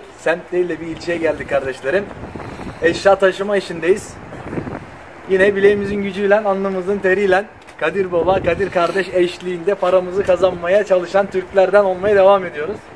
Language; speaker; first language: Turkish; native; Turkish